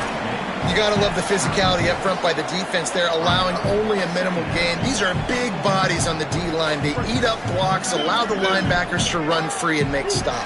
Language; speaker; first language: English; native; English